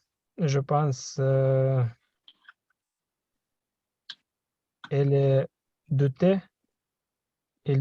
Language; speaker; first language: French; non-native, learner; Russian